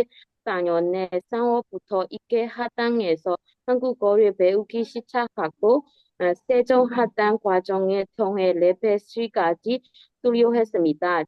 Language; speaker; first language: Korean; non-native, learner; Burmese